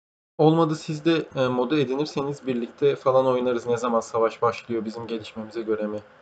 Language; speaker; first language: Turkish; native; Turkish